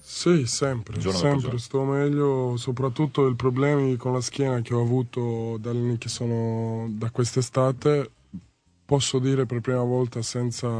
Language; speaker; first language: Italian; non-native, fluent; Serbian